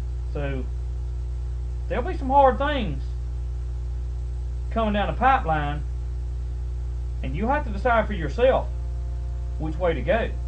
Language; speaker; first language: English; native; English